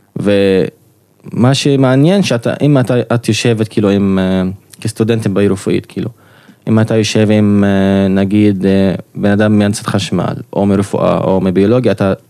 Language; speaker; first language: Hebrew; non-native, local second language; Arabic